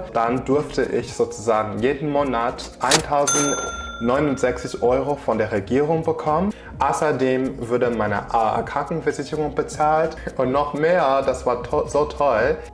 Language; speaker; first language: German; non-native, fluent; English